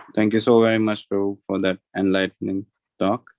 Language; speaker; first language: English; non-native, local second language; Hindi